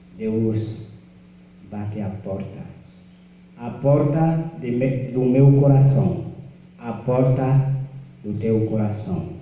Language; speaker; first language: Portuguese; non-native, learner; Haitian Creole